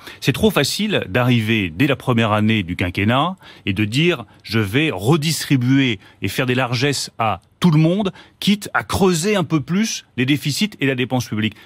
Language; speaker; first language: French; native; French